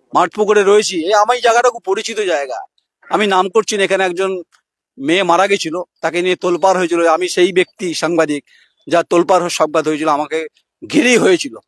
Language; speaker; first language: Bangla; native; Bangla